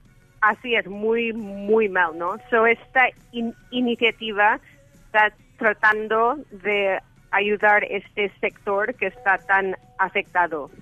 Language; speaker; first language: Spanish; early bilingual, heritage; English